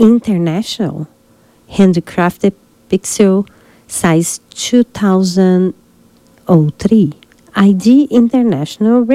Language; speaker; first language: English; non-native, fluent; Portuguese